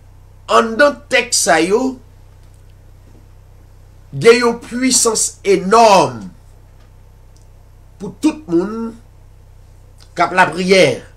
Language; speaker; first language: French; non-native, local second language; Haitian Creole